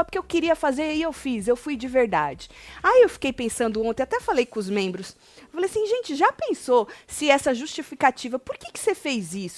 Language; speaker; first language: Portuguese; native; Portuguese